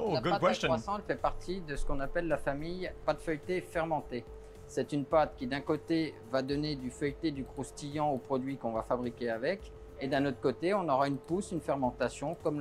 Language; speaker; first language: French; native; French